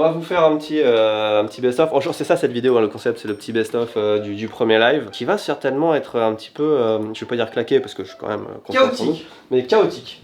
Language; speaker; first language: French; native; French